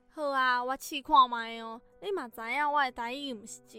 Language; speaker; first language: Chinese; native; Chinese